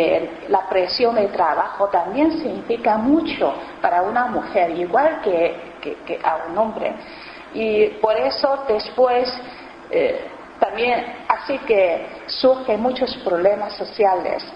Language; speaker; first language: Spanish; non-native, learner; Chinese